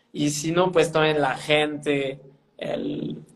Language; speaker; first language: Spanish; non-native, fluent; French